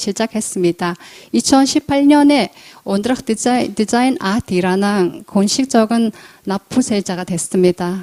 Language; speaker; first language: Korean; non-native, fluent; Mongolian